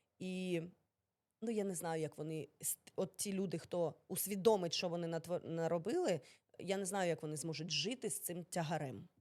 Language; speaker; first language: Ukrainian; early bilingual, other home language; Russian